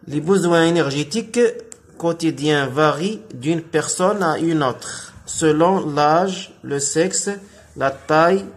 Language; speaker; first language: French; non-native, local second language; Arabic